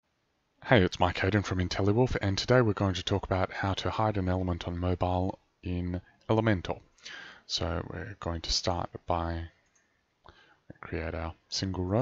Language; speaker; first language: English; native; English